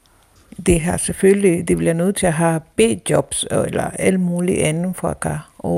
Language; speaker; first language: Danish; non-native, fluent; Spanish